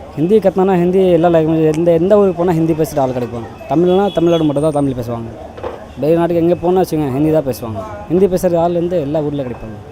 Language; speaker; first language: Tamil; non-native, learner; Hindi